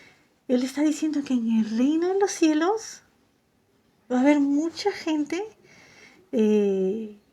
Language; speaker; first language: Spanish; native; Spanish